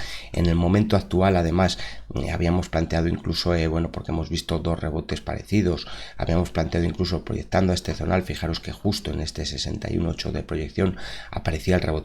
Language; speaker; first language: Spanish; native; Spanish